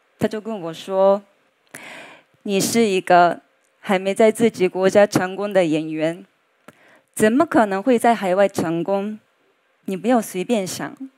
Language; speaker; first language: Chinese; non-native, fluent; Japanese